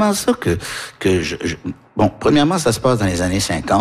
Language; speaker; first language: French; early bilingual, heritage; French